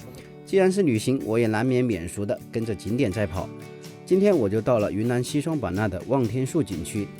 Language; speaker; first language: Chinese; native; Chinese